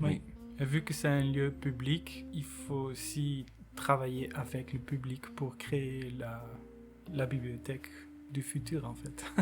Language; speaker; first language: French; non-native, local second language; Dutch